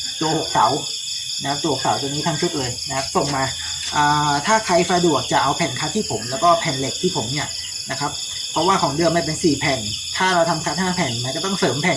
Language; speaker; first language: Thai; native; Thai